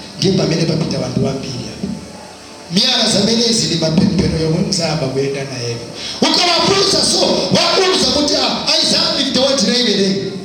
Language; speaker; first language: Nyanja; non-native, local second language; Tumbuka